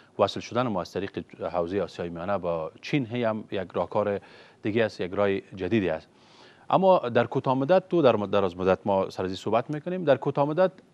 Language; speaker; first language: Persian; native; Persian